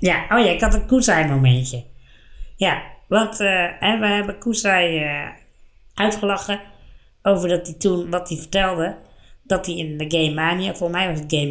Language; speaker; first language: Dutch; native; Dutch